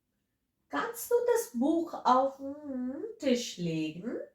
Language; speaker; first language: German; non-native, fluent; English